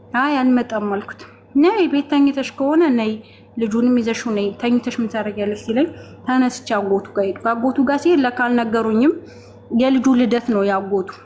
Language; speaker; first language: Amharic; native; Amharic